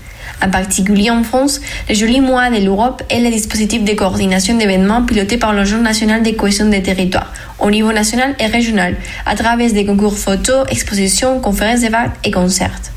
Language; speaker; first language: French; non-native, fluent; Spanish